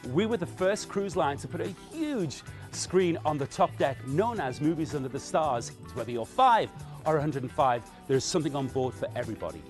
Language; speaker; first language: English; native; English